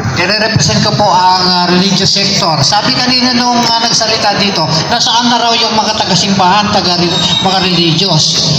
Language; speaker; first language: Filipino; non-native, local second language; Cebuano